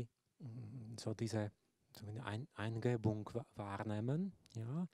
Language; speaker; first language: German; non-native, fluent; Slovak